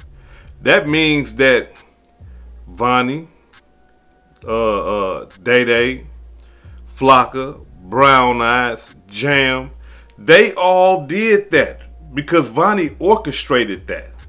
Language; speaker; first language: English; native; English